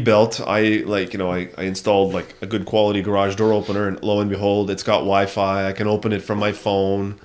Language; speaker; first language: English; native; English